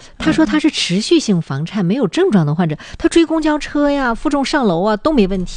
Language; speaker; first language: Chinese; native; Chinese